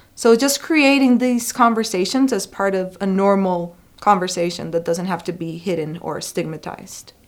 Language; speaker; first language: English; non-native, fluent; Spanish